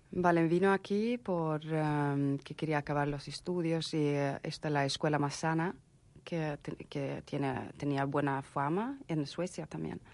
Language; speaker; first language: Spanish; non-native, fluent; Swedish